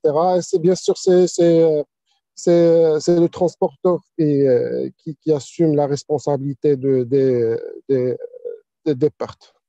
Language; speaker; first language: French; non-native, local second language; Arabic